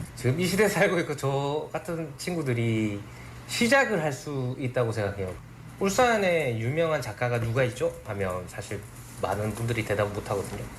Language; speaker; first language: Korean; native; Korean